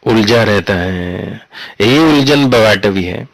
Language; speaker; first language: Hindi; non-native, local second language; Gujarati